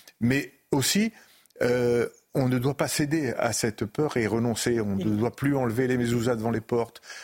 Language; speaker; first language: French; native; French